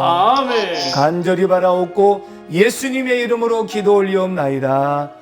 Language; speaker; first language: Korean; native; Korean